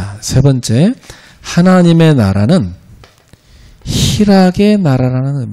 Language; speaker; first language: Korean; native; Korean